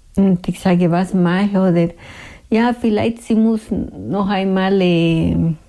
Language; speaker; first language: German; non-native, learner; Spanish